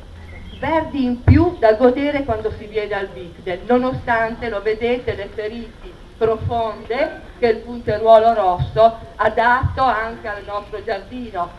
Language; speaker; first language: Italian; native; Italian